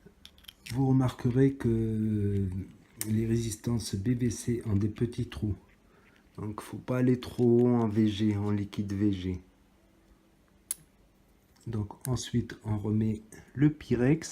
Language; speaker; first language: French; native; French